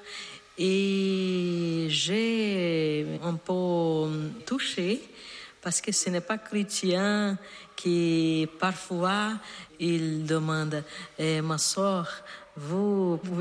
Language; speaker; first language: French; non-native, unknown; Portuguese